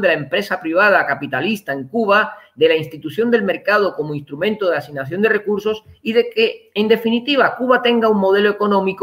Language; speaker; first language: Spanish; native; Spanish